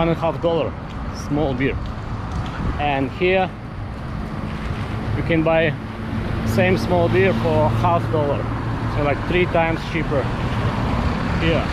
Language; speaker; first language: English; non-native, fluent; Russian